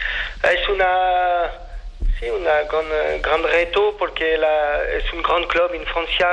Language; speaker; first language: Spanish; non-native, fluent; French